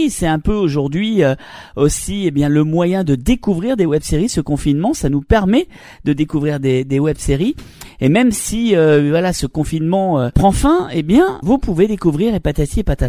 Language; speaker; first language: French; native; French